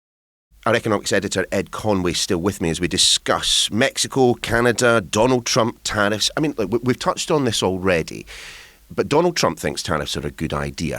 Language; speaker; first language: English; native; English